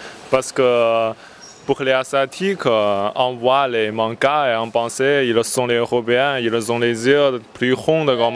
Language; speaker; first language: French; non-native, learner; Chinese